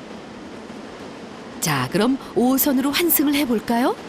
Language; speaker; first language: Korean; native; Korean